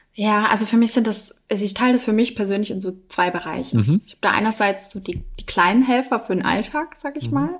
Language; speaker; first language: German; native; German